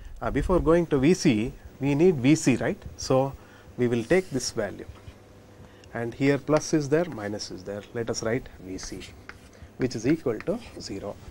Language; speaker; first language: English; non-native, local second language; Kannada